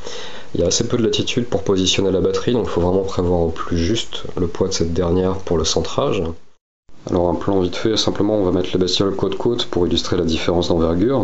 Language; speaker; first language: French; native; French